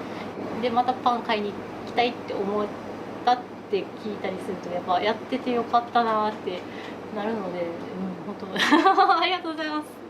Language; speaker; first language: Japanese; native; Japanese